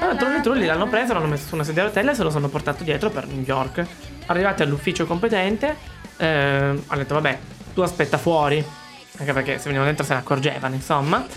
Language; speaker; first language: Italian; native; Italian